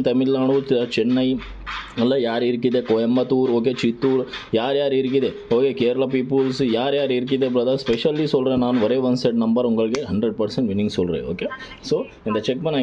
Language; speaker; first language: Tamil; non-native, local second language; Malayalam